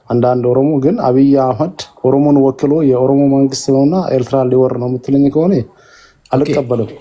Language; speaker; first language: Amharic; non-native, local second language; Oromo